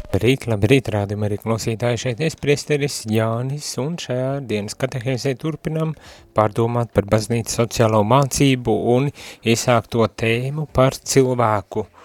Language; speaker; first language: Latvian; native; Latvian